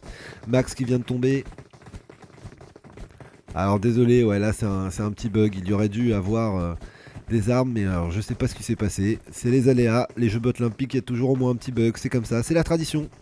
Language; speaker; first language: French; native; French